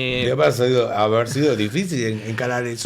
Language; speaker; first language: Spanish; native; Spanish